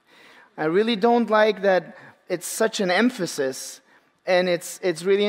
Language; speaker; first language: English; non-native, fluent; Turkish